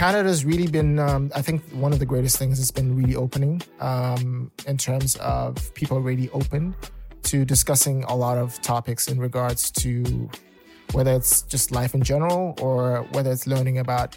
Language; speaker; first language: English; non-native, local second language; Shona